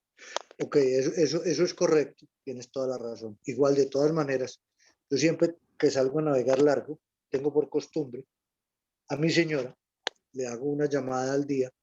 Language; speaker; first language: Spanish; native; Spanish